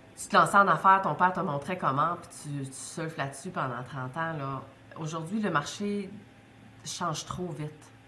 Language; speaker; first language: French; native; French